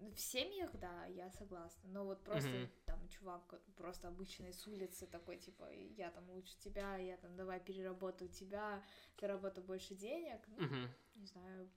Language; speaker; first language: Russian; native; Russian